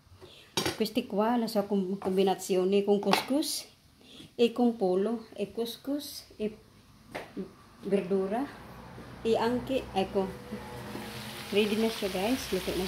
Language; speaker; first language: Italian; non-native, learner; Filipino